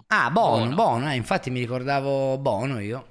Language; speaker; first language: Italian; native; Italian